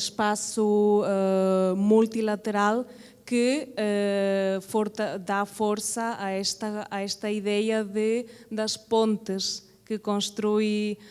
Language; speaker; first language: Portuguese; non-native, fluent; Catalan